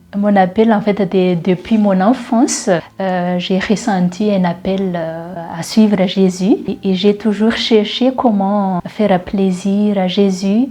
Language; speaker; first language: French; non-native, local second language; Malagasy